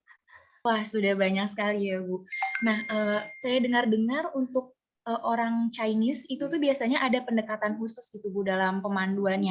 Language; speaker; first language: Indonesian; native; Indonesian